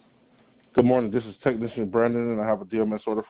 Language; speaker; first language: English; native; English